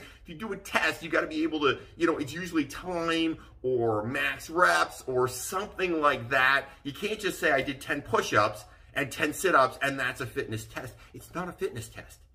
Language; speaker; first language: English; native; English